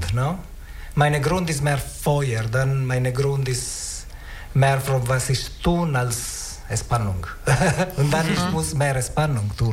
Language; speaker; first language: German; non-native, learner; Italian